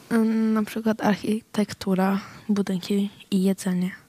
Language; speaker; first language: Polish; early bilingual, heritage; Swedish